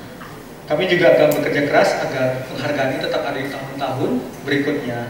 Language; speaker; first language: Indonesian; native; Indonesian